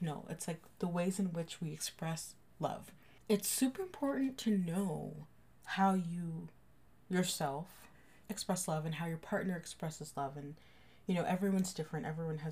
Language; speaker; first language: English; native; English